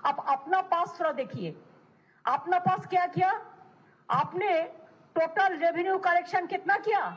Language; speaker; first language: Hindi; non-native, local second language; Bangla